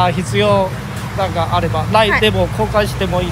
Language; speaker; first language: Japanese; non-native, fluent; Chinese